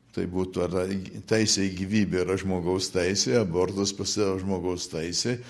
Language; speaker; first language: Lithuanian; early bilingual, heritage; Lithuanian